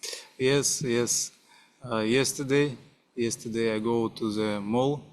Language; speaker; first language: English; non-native, learner; Russian